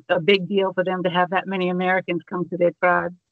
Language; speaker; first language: English; native; English